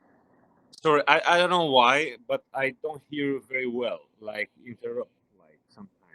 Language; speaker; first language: English; non-native, learner; Romanian